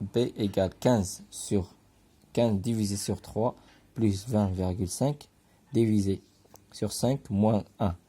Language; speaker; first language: French; non-native, local second language; Arabic